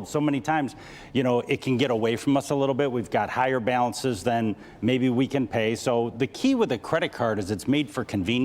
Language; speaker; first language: English; native; English